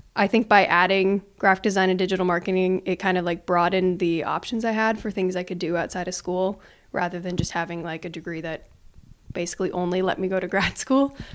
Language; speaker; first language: English; native; English